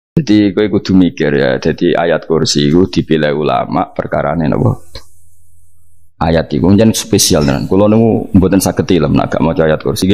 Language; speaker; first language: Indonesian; non-native, local second language; Javanese